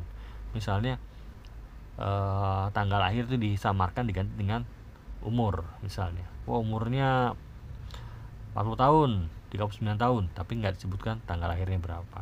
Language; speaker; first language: Indonesian; native; Indonesian